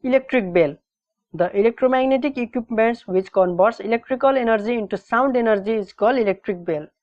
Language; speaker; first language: English; non-native, local second language; Nepali